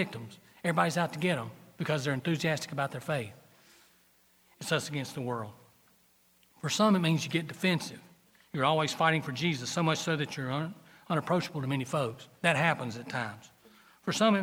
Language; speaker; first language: English; native; English